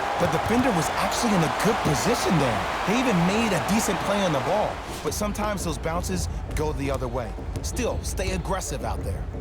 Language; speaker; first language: English; native; English